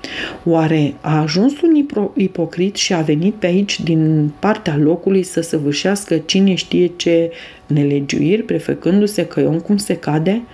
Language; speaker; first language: Romanian; native; Romanian